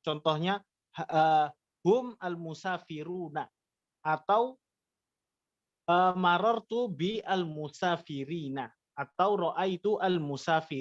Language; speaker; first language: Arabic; non-native, fluent; Indonesian